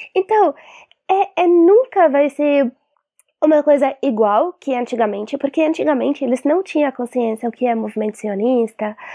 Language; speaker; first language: Portuguese; non-native, fluent; Arabic